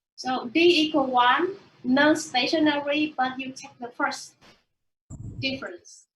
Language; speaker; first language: English; non-native, learner; Vietnamese